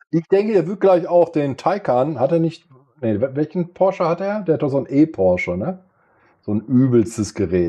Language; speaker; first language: German; native; German